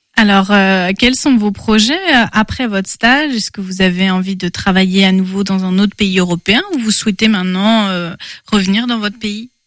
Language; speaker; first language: French; native; French